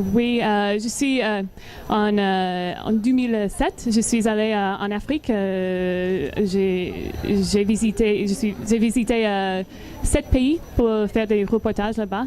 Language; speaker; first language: French; non-native, learner; English